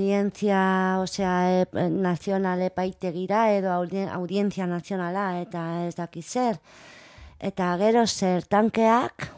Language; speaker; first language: Basque; non-native, local second language; Spanish